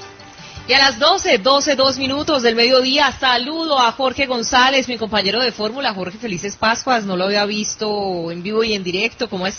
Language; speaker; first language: Spanish; native; Spanish